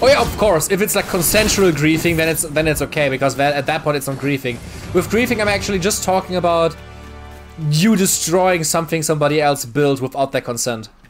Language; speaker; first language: English; non-native, fluent; German